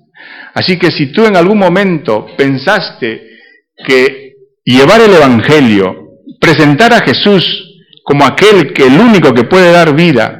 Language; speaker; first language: Spanish; native; Spanish